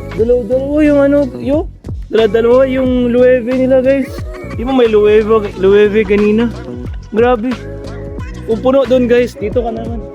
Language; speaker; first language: Filipino; non-native, local second language; Cebuano